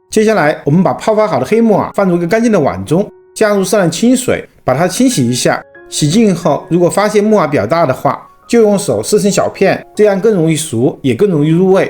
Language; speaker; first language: Chinese; native; Chinese